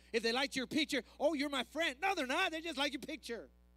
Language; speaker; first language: English; early bilingual, other home language; Spanish